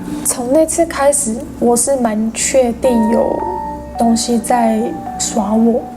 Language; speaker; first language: Chinese; non-native, fluent; English